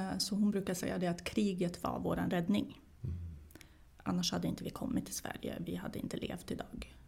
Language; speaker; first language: Swedish; early bilingual, other home language; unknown